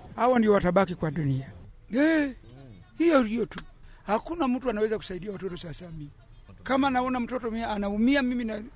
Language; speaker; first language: Swahili; non-native, local second language; Ganda